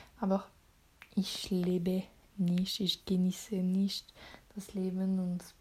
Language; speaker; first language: German; non-native, learner; French